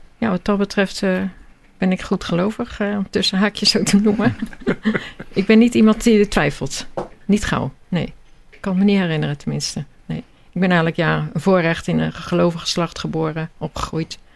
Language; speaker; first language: Dutch; native; Dutch